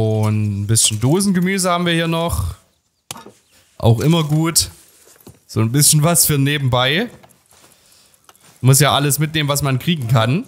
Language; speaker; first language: German; native; German